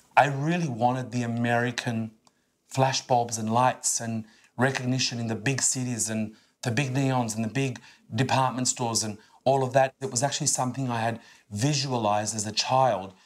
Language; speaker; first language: English; native; English